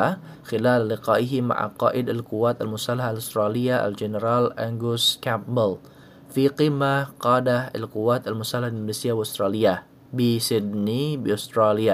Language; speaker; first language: Arabic; non-native, fluent; Indonesian